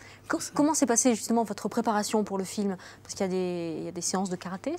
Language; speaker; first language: French; native; French